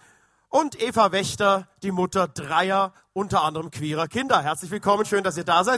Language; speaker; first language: German; native; German